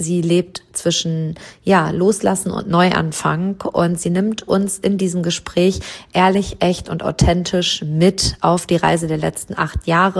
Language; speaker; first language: German; native; German